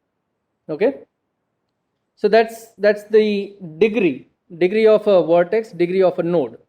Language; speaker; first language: English; non-native, local second language; Gujarati